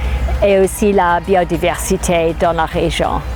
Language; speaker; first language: French; non-native, fluent; English